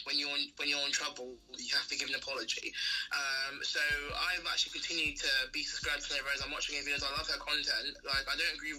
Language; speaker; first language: English; native; English